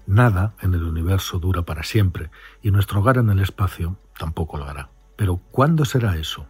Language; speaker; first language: Spanish; native; Spanish